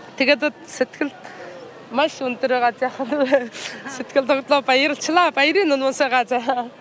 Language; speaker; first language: Mongolian; native; Mongolian